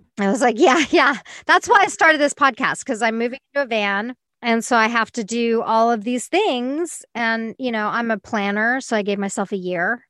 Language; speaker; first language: English; native; English